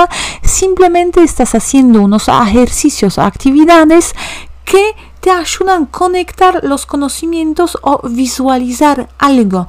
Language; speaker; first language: Spanish; non-native, fluent; Polish